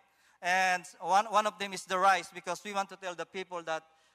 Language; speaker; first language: English; non-native, local second language; Filipino